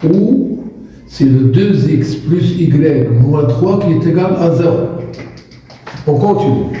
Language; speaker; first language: French; non-native, local second language; Arabic